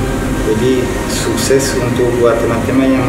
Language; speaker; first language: Indonesian; non-native, fluent; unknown